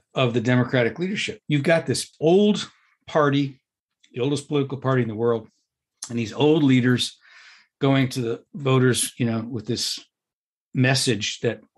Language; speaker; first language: English; native; English